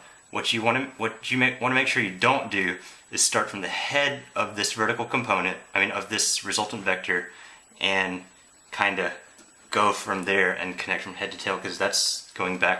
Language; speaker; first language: English; native; English